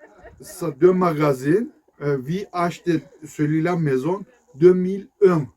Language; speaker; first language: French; non-native, learner; Turkish